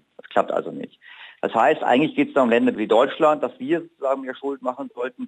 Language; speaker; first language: German; native; German